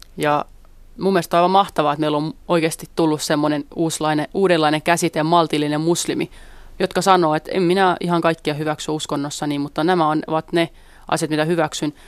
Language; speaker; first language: Finnish; early bilingual, other home language; Central Kurdish